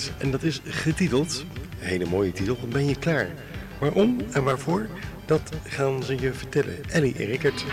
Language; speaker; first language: Dutch; native; Dutch